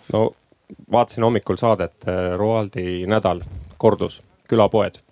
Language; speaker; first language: Estonian; native; Estonian